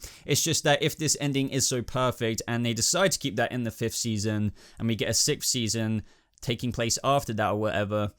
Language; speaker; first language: English; native; English